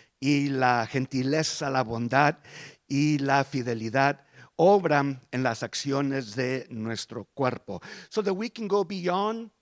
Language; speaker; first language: Spanish; early bilingual, heritage; Spanish